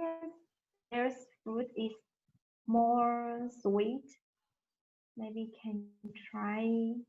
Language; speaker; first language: English; non-native, learner; Chinese